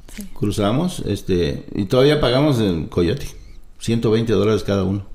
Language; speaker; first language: Spanish; native; Spanish